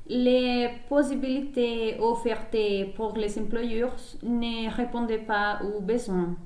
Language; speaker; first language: French; non-native, learner; Spanish